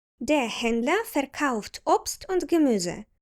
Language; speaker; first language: German; non-native, fluent; Ukrainian